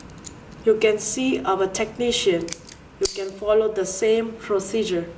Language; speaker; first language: English; non-native, learner; Chinese